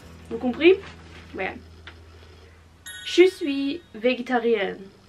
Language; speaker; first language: French; non-native, learner; Norwegian